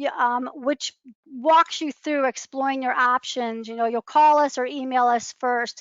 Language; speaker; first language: English; native; English